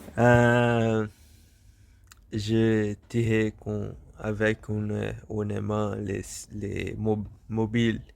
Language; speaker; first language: French; non-native, learner; Portuguese